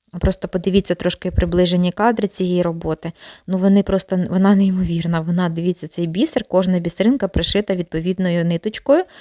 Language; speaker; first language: Ukrainian; non-native, local second language; Russian